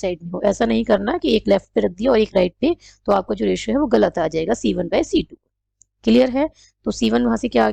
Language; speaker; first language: Hindi; native; Hindi